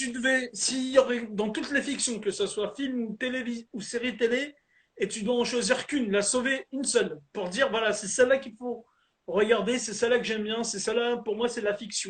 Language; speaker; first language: French; native; French